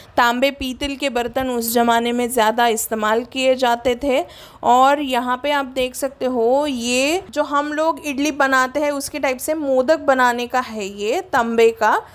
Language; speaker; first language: Hindi; non-native, local second language; Marathi